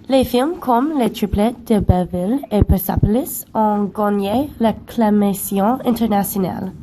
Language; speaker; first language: French; non-native, learner; English